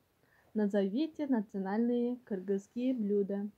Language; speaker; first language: Russian; non-native, local second language; Kyrgyz